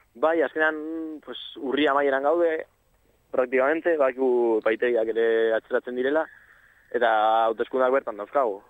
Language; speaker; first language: Basque; non-native, local second language; Spanish